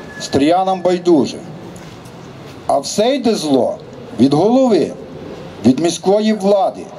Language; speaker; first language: Ukrainian; native; Ukrainian